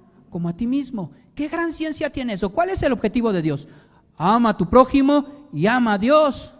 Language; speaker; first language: Spanish; native; Spanish